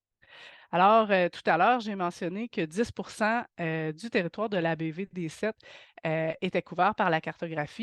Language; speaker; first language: French; native; French